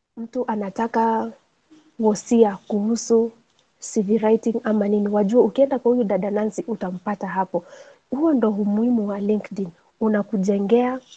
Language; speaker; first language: Swahili; non-native, local second language; Gusii